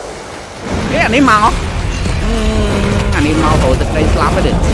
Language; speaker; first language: Khmer; native; Khmer